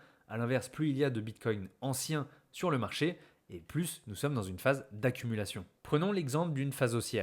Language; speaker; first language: French; native; French